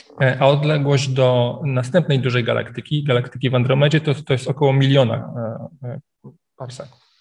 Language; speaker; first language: Polish; native; Polish